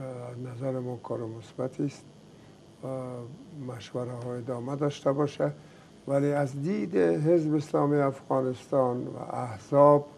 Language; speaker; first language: Persian; native; Persian